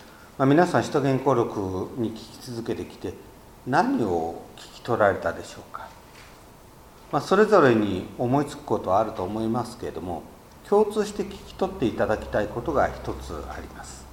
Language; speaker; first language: Japanese; native; Japanese